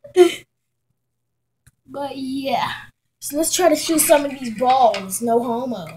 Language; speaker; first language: English; native; English